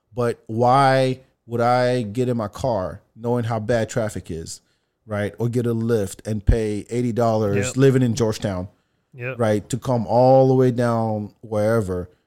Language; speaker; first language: English; non-native, fluent; French